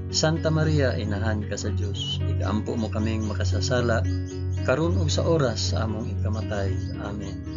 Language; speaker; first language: Cebuano; non-native, local second language; Hiligaynon